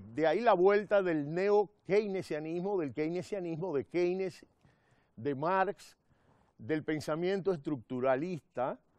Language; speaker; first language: Spanish; native; Spanish